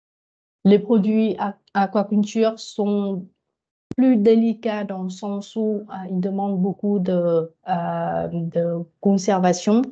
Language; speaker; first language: French; non-native, fluent; Vietnamese